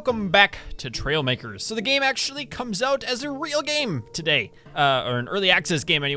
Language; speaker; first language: English; native; English